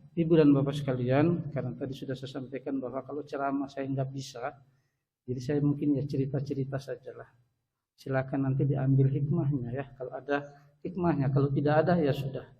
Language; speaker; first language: Indonesian; native; Indonesian